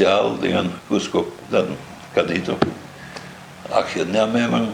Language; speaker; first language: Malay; non-native, fluent; Dutch